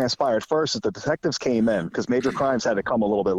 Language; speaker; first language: English; native; English